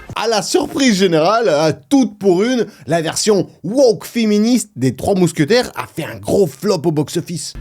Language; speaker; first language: French; non-native, fluent; Russian